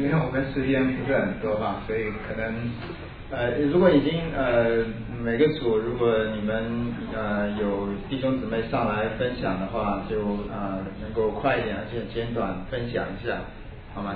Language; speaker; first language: Chinese; native; Chinese